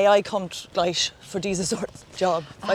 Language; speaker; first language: German; non-native, learner; English